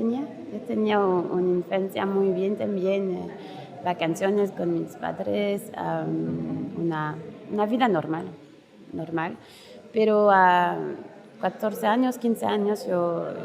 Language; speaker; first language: Spanish; non-native, learner; French